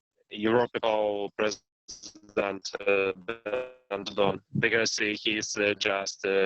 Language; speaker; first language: English; non-native, learner; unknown